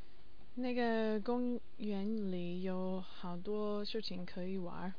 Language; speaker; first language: Chinese; non-native, learner; English